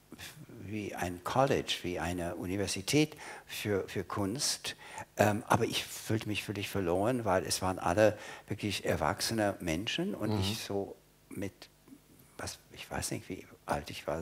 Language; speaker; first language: German; non-native, fluent; English